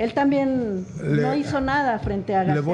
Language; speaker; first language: Spanish; native; Spanish